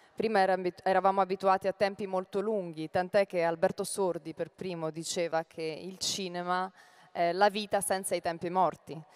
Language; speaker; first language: Italian; non-native, fluent; Ukrainian